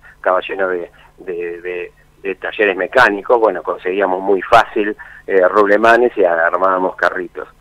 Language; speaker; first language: Spanish; native; Spanish